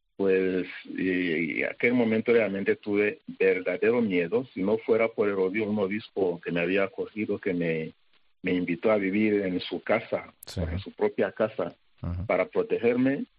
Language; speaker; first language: Spanish; non-native, fluent; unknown